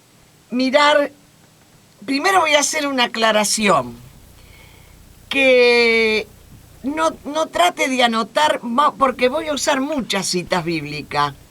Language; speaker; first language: Spanish; native; Spanish